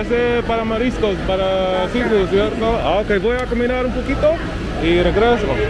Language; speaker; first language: Spanish; non-native, learner; English